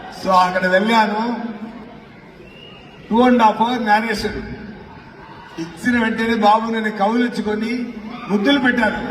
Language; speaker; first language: Telugu; non-native, fluent; Tamil